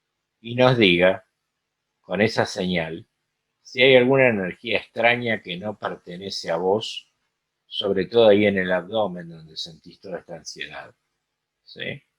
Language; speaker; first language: Spanish; native; Spanish